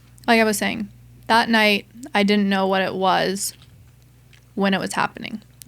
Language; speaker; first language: English; native; English